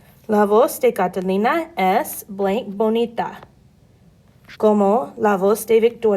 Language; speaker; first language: Spanish; non-native, fluent; English